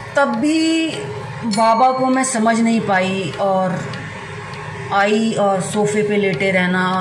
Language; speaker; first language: Hindi; native; Hindi